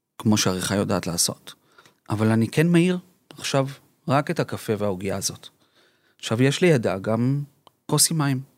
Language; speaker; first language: Hebrew; early bilingual, other home language; Spanish